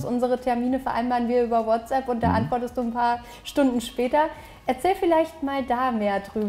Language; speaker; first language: German; native; German